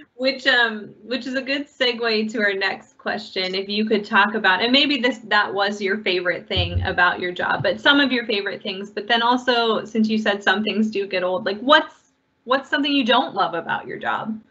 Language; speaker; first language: English; native; English